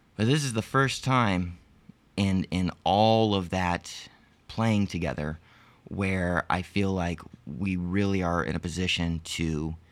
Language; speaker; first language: English; native; English